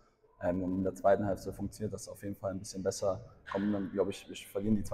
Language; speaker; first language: German; native; German